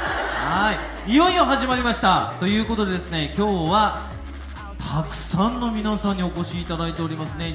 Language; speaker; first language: Japanese; native; Japanese